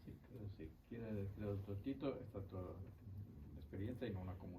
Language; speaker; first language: Italian; native; Italian